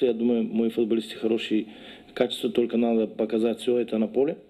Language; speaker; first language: Russian; non-native, learner; Bulgarian